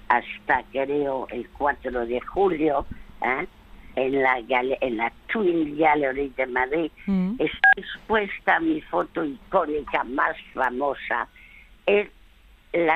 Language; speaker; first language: Spanish; early bilingual, other home language; French